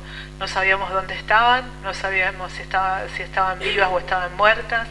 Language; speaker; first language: Spanish; native; Spanish